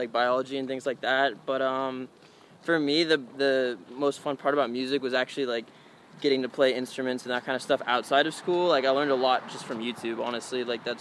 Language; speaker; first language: English; native; English